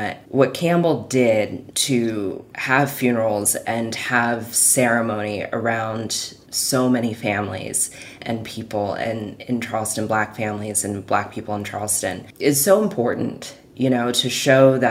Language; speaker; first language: English; native; English